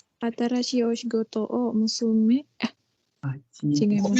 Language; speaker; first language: Japanese; non-native, learner; Indonesian